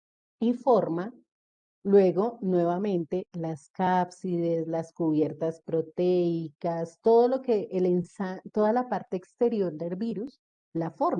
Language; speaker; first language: Spanish; native; Spanish